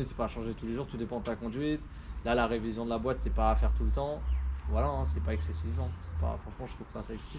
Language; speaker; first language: French; native; French